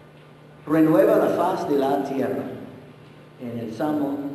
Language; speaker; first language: Spanish; non-native, fluent; English